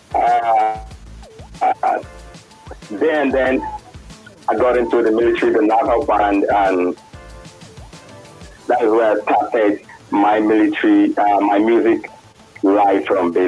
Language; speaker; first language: English; non-native, local second language; Yoruba